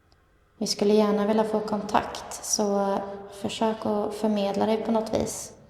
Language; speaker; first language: Swedish; native; Swedish